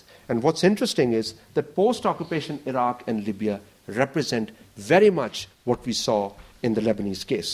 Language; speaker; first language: English; non-native, local second language; Urdu